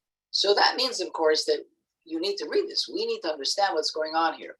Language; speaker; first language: English; native; English